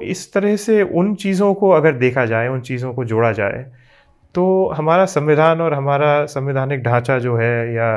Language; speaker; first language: Hindi; native; Hindi